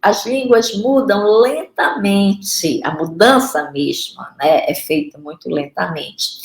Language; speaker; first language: Portuguese; native; Portuguese